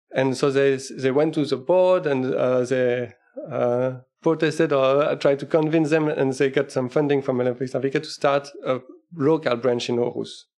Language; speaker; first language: English; non-native, fluent; French